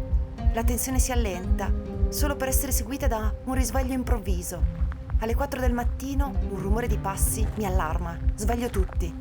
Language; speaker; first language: Italian; native; Italian